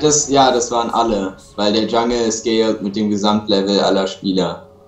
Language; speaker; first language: German; early bilingual, heritage; German